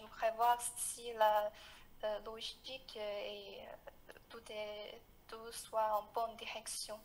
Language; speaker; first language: French; non-native, fluent; Chinese